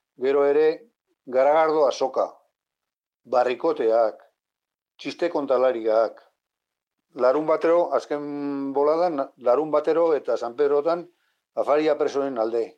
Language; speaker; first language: Basque; non-native, local second language; Spanish